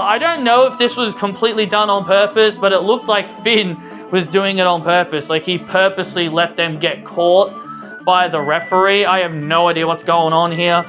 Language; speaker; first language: English; native; English